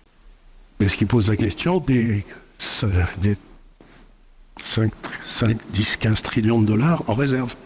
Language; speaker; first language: French; native; French